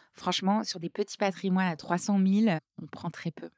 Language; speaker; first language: French; native; French